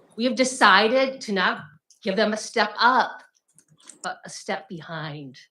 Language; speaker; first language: English; native; English